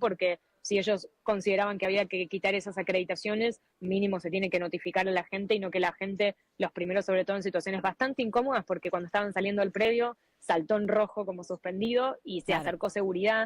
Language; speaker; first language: Spanish; native; Spanish